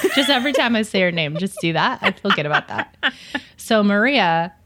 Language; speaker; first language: English; native; English